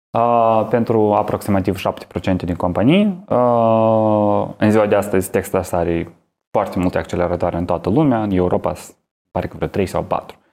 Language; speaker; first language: Romanian; native; Romanian